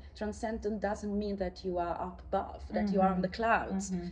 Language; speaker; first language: English; non-native, fluent; Italian